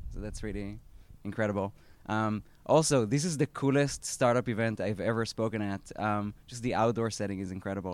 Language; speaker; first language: English; non-native, fluent; Hebrew